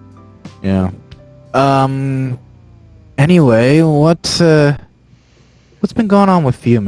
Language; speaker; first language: English; native; English